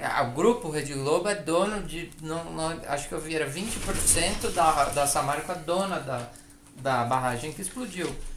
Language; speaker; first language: Portuguese; native; Portuguese